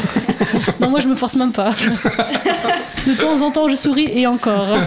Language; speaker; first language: French; native; French